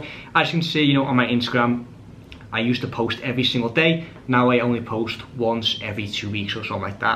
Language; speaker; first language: English; native; English